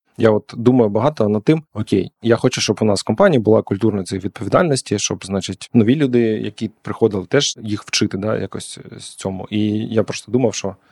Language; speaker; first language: Ukrainian; non-native, local second language; Russian